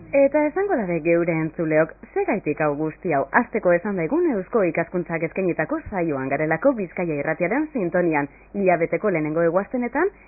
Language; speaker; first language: Basque; native; Basque